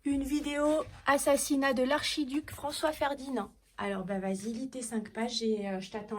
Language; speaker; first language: French; native; French